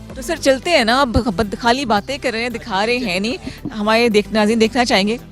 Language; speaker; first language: Urdu; non-native, local second language; Punjabi